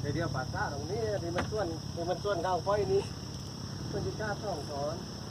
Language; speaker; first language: Thai; native; Thai